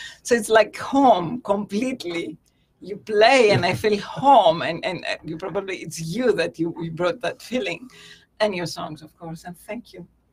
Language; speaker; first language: English; non-native, fluent; Greek